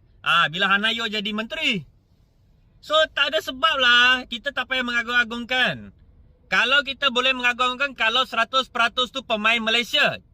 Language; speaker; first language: Malay; non-native, local second language; Punjabi